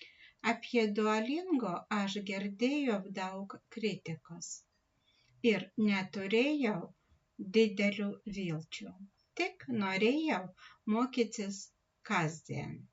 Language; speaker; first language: Lithuanian; non-native, learner; Russian